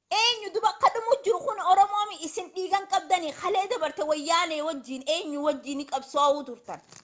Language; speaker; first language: Oromo; native; Oromo